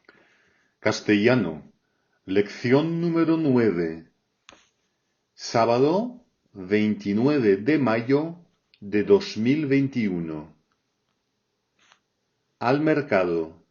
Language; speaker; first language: Spanish; non-native, fluent; French